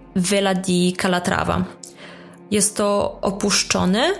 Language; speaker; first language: Polish; early bilingual, heritage; Italian